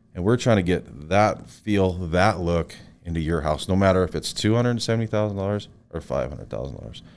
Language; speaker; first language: English; native; English